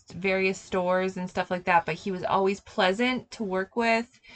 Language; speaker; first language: English; native; English